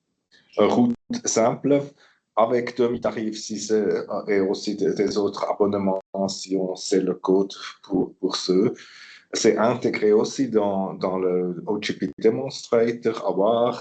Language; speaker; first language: French; non-native, local second language; German